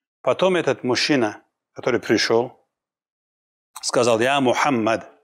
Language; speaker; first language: Russian; non-native, local second language; Kumyk